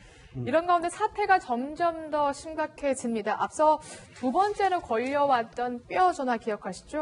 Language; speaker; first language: Korean; native; Korean